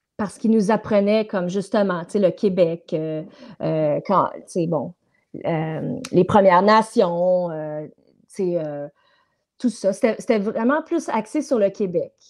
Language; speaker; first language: French; native; French